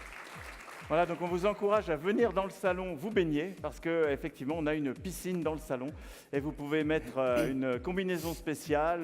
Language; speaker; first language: French; native; French